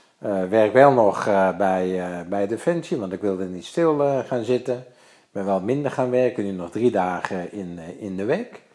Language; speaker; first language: Dutch; native; Dutch